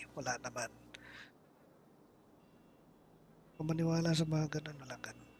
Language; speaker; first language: Filipino; native; Filipino